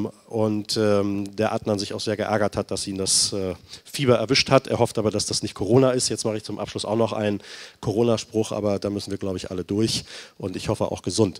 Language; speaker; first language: German; native; German